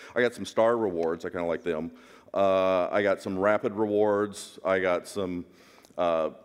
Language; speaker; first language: English; native; English